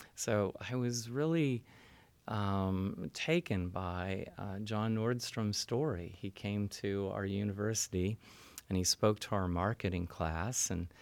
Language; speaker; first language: English; native; English